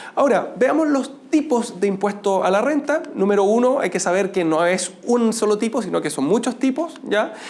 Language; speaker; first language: Spanish; native; Spanish